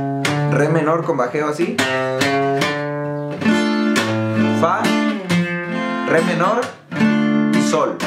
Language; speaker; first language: Spanish; native; Spanish